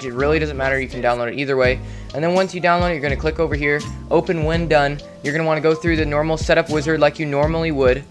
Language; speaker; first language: English; native; English